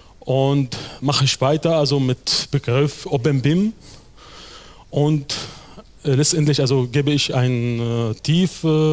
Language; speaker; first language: German; non-native, fluent; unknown